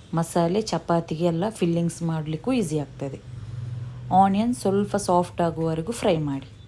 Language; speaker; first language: Kannada; non-native, local second language; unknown